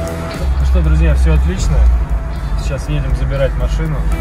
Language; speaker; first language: Russian; native; Russian